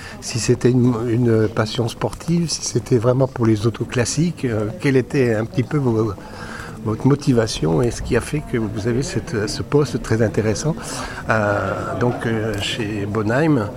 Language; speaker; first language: French; native; French